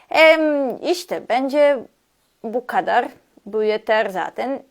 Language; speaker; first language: Turkish; non-native, learner; Serbian